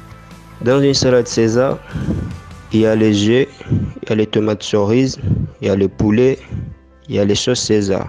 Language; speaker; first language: French; non-native, learner; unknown